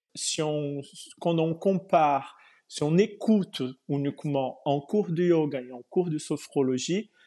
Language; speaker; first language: French; non-native, fluent; Portuguese